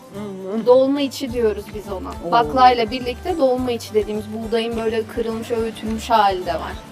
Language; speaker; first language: Turkish; native; Turkish